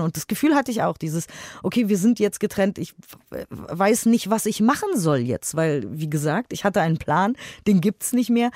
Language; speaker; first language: German; native; German